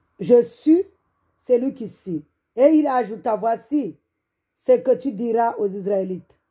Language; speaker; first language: French; non-native, local second language; Comorian